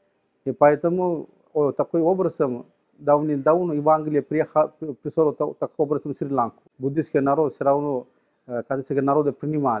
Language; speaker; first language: Russian; non-native, learner; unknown